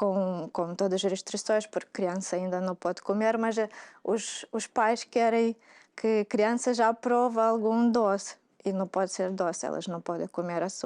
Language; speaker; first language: Portuguese; non-native, fluent; Russian